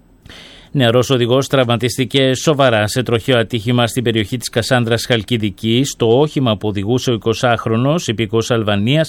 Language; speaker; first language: Greek; native; Greek